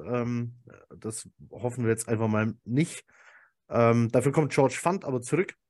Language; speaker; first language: German; native; German